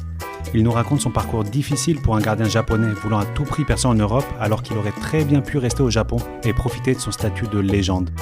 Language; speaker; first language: French; native; French